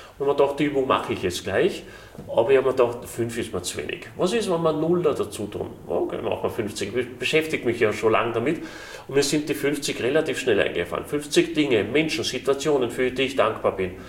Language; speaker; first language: German; native; German